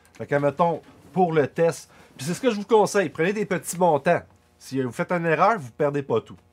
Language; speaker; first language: French; native; French